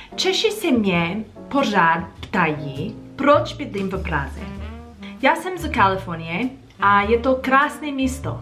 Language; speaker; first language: Czech; non-native, learner; English